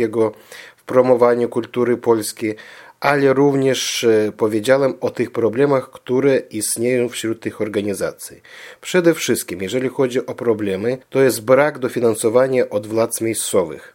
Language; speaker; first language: Polish; early bilingual, heritage; Polish